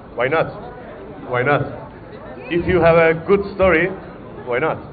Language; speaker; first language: English; non-native, learner; Turkish